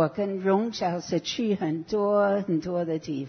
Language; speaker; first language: Chinese; non-native, fluent; English